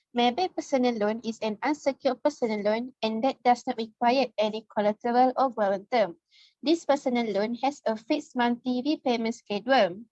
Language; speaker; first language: English; non-native, local second language; Malay